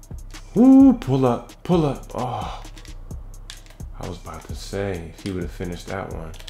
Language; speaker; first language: English; native; English